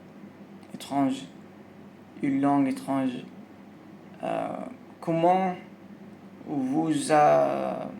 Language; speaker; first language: French; non-native, learner; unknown